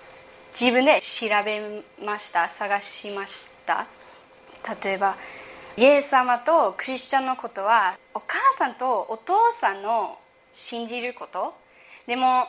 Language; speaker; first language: Japanese; early bilingual, heritage; English